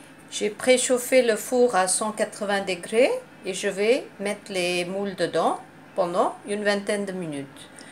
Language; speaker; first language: French; non-native, fluent; Hindi